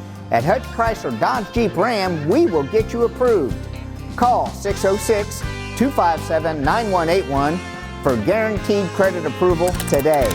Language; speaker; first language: English; native; English